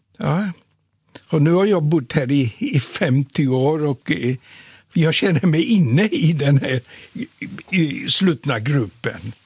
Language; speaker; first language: Swedish; non-native, fluent; Polish